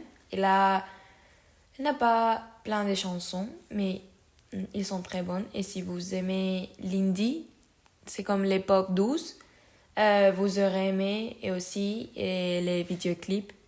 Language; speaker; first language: French; non-native, learner; Spanish